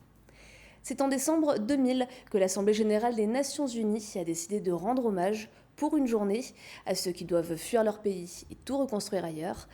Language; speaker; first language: French; native; French